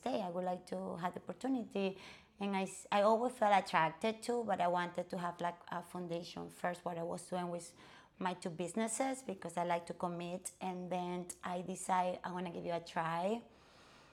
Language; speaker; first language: English; non-native, fluent; Spanish